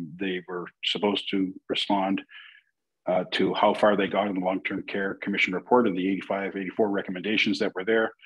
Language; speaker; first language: English; native; English